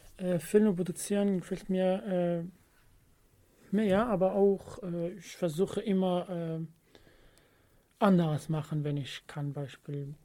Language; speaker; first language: German; non-native, learner; Kurdish